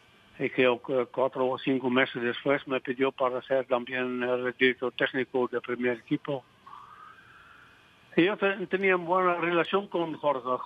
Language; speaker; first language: Spanish; non-native, fluent; Dutch